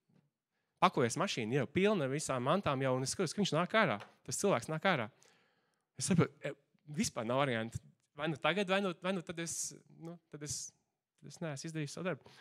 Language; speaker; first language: Latvian; native; Latvian